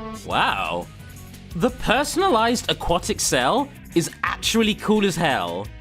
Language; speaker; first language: English; native; English